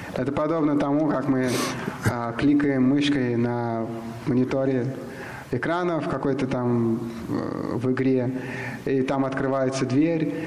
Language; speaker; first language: Russian; native; Russian